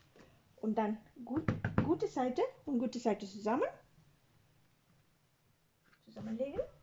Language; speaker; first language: German; non-native, learner; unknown